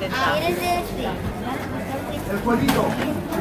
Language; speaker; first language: Spanish; early bilingual, other home language; English